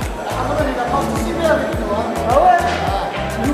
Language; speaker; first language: French; native; French